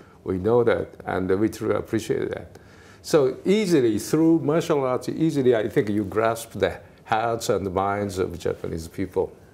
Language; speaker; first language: English; non-native, fluent; Japanese